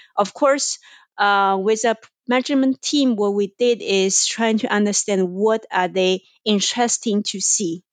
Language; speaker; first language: English; non-native, fluent; Chinese